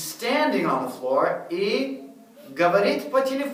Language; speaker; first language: Russian; non-native, fluent; English